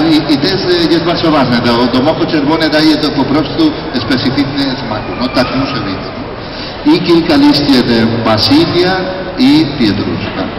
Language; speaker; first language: Polish; non-native, learner; Spanish